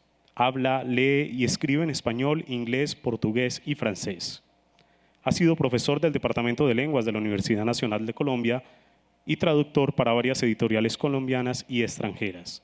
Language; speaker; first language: Spanish; native; Spanish